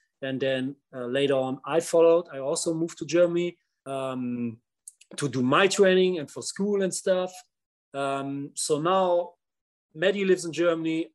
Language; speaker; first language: English; non-native, fluent; Dutch